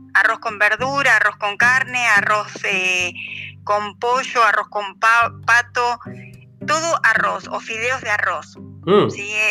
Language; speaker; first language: Spanish; native; Spanish